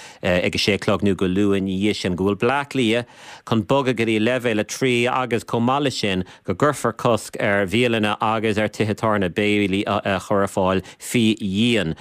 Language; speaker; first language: Irish; native; Irish